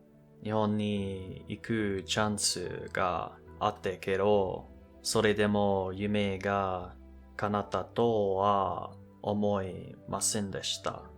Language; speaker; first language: Japanese; non-native, learner; English